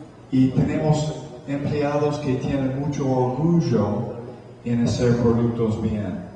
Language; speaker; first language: Spanish; non-native, fluent; English